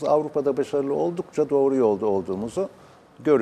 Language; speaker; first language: Turkish; native; Turkish